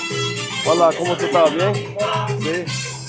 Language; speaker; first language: Spanish; non-native, fluent; German